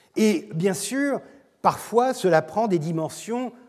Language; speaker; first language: French; non-native, fluent; Turkish